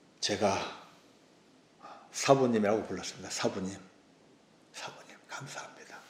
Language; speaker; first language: Korean; native; Korean